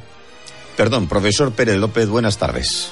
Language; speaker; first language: Spanish; native; Spanish